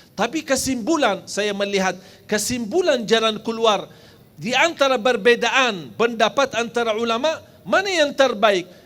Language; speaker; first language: Malay; non-native, fluent; Arabic